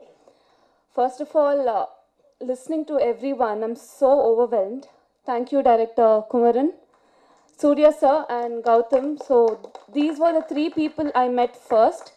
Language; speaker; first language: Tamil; non-native, learner; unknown